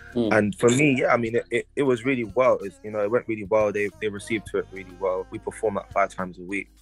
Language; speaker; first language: English; native; English